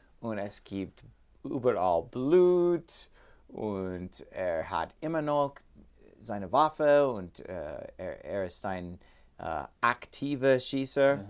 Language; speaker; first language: German; non-native, learner; English